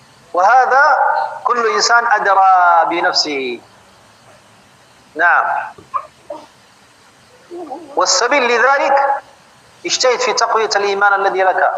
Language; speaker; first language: Arabic; non-native, fluent; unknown